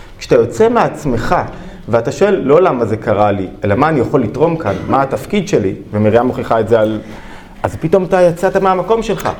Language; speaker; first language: Hebrew; native; Hebrew